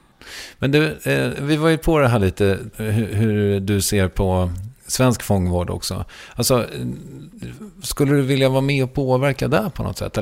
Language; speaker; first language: Swedish; native; Swedish